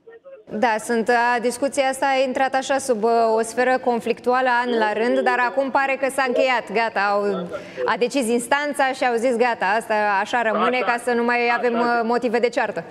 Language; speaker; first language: Romanian; native; Romanian